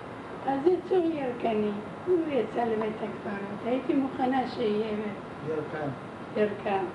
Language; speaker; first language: Hebrew; non-native, fluent; Arabic